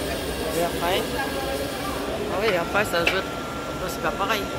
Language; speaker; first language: French; non-native, fluent; Vietnamese